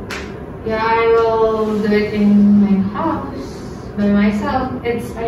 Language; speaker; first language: English; non-native, learner; Indonesian